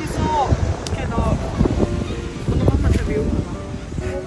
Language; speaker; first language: Japanese; non-native, fluent; Russian